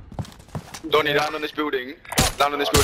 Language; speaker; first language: English; native; English